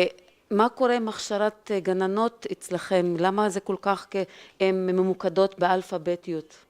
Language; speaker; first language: Hebrew; non-native, local second language; Arabic